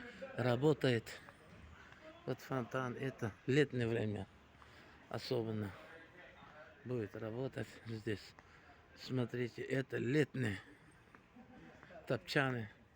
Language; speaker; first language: Russian; non-native, local second language; Uzbek